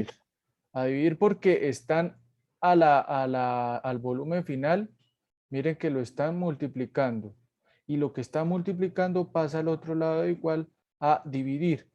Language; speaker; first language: Spanish; native; Spanish